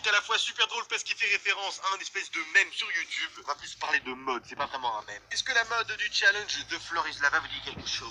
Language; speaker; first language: French; native; French